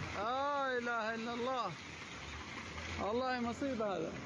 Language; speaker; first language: Arabic; native; Arabic